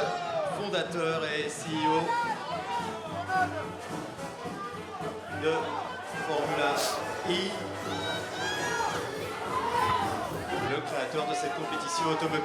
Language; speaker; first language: French; native; French